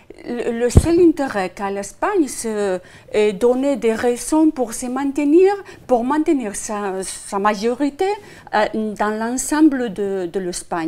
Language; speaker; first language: French; non-native, fluent; Spanish